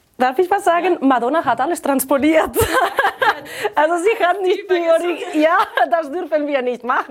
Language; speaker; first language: German; non-native, fluent; Catalan